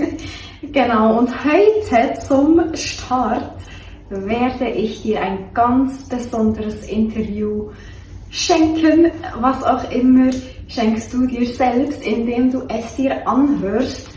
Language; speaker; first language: German; native; German